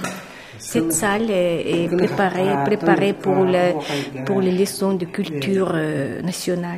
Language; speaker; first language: French; non-native, learner; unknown